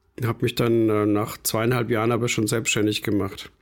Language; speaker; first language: German; native; German